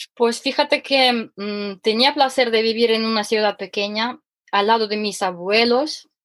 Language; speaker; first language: Spanish; non-native, fluent; Ukrainian